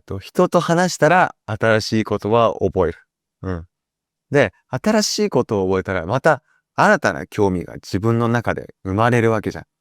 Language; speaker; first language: Japanese; native; Japanese